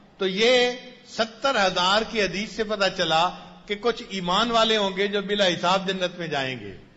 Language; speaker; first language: Urdu; non-native, local second language; Saraiki